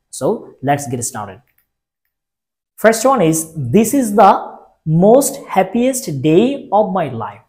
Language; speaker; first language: English; non-native, local second language; Bangla